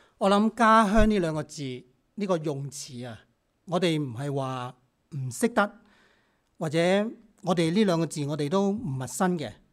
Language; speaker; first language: Chinese; non-native, local second language; Cantonese